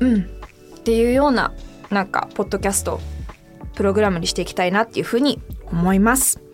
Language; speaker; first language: Japanese; native; Japanese